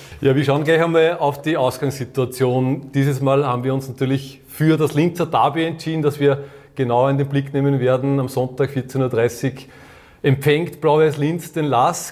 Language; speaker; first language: German; native; German